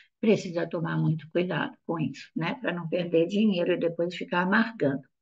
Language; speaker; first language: Portuguese; non-native, fluent; Italian